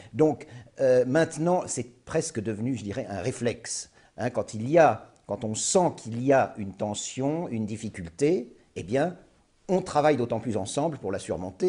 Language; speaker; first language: French; native; French